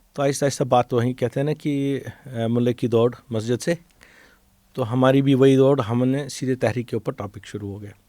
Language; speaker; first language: Urdu; non-native, local second language; Kashmiri